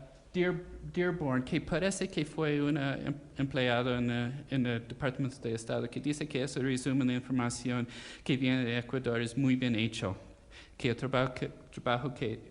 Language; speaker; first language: Spanish; non-native, fluent; English